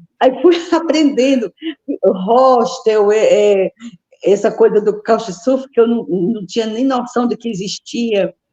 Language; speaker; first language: Portuguese; native; Portuguese